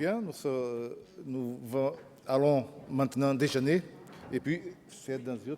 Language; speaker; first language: French; non-native, fluent; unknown